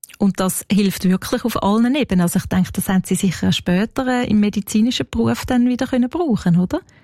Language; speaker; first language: German; native; German